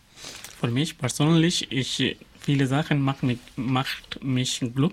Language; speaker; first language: German; non-native, learner; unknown